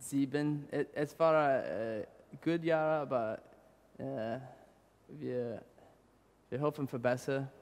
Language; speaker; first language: German; non-native, learner; English